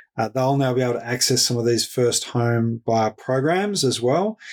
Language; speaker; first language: English; native; English